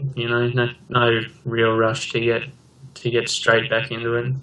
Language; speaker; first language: English; native; English